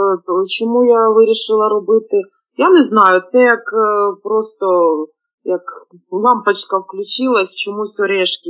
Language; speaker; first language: Ukrainian; non-native, local second language; Russian